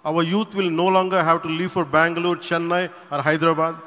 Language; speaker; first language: English; non-native, local second language; Telugu